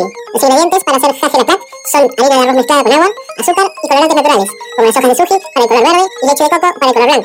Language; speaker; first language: Spanish; non-native, fluent; Indonesian